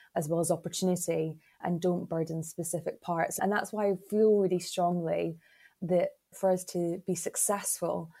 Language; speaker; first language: English; native; English